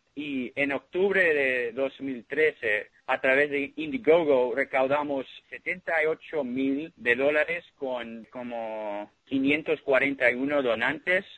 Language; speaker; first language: Spanish; early bilingual, heritage; Spanish